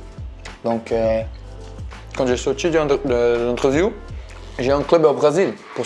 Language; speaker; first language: French; non-native, learner; Portuguese